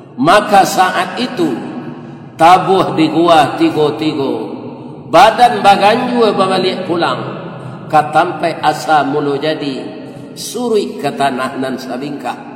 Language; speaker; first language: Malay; non-native, local second language; Minangkabau